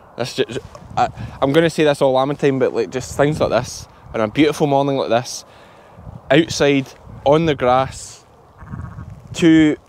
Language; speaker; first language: English; native; English